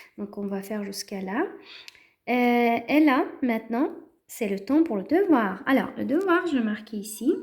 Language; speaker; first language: French; non-native, fluent; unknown